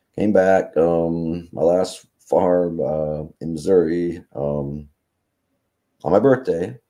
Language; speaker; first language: English; native; English